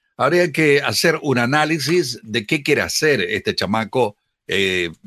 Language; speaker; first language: Spanish; native; Spanish